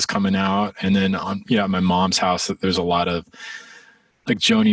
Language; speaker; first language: English; native; English